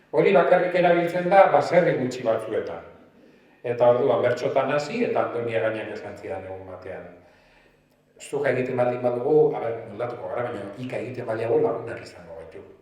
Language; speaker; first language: Basque; non-native, local second language; Spanish